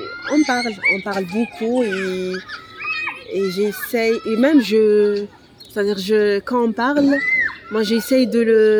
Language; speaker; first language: French; non-native, local second language; Arabic